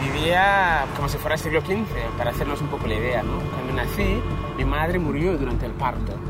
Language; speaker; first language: Spanish; non-native, fluent; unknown